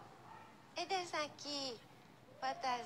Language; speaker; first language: Portuguese; non-native, learner; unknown